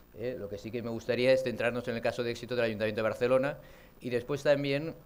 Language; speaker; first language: Spanish; native; Spanish